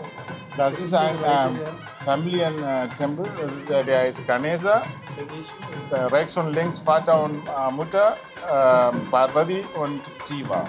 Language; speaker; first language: German; non-native, fluent; Tamil